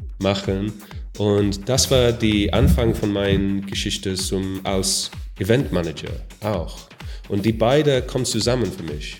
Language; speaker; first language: German; non-native, learner; English